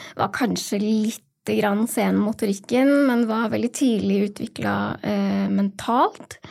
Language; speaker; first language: Norwegian; native; Norwegian